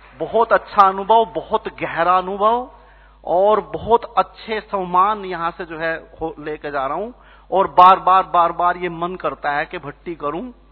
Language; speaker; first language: Hindi; native; Hindi